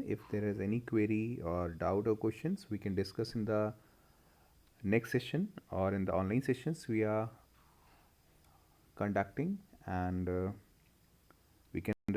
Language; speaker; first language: English; non-native, local second language; Hindi